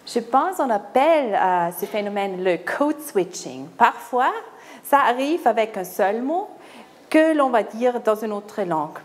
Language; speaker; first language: French; non-native, fluent; German